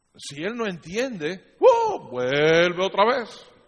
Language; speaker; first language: Spanish; native; Spanish